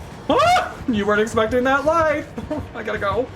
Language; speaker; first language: English; native; English